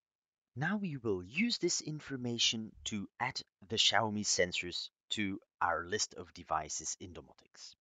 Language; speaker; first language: English; non-native, fluent; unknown